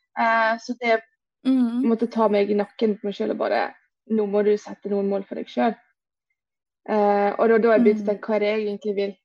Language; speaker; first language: Norwegian; early bilingual, other home language; Portuguese